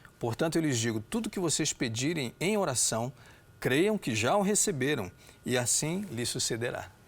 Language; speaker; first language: Portuguese; native; Portuguese